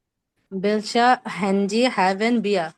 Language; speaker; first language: German; non-native, learner; Bangla